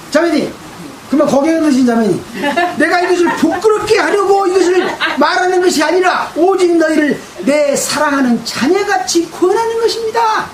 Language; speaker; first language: Korean; native; Korean